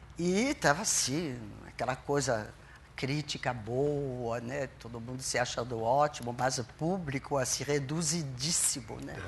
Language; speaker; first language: Portuguese; non-native, fluent; French